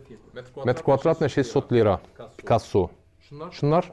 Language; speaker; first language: Russian; non-native, learner; Turkish